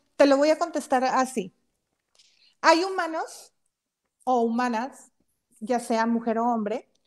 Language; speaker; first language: Spanish; native; Spanish